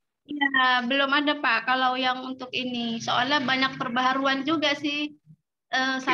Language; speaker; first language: Indonesian; native; Indonesian